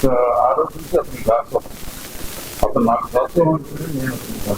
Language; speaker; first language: Telugu; native; Telugu